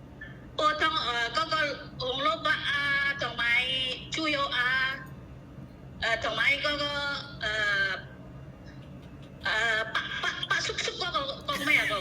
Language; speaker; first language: Cantonese; non-native, learner; Indonesian